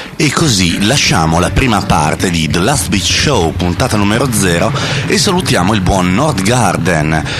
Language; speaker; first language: Italian; native; Italian